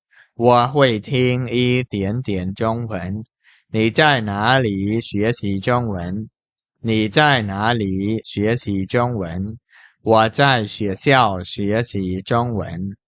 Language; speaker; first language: Chinese; non-native, fluent; Khmer